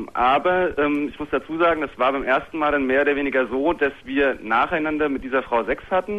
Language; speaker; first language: German; native; German